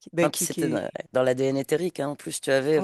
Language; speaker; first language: French; native; French